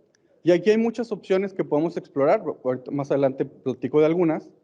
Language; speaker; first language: Spanish; native; Spanish